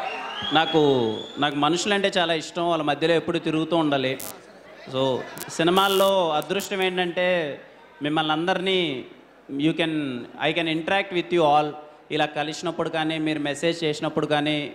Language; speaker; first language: Telugu; native; Telugu